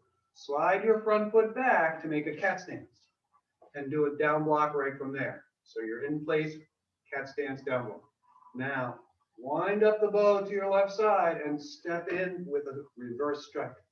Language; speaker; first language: English; native; English